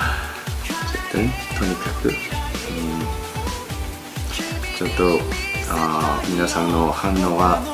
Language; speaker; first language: Japanese; non-native, learner; Korean